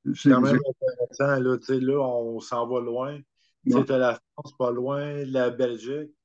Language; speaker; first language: French; native; French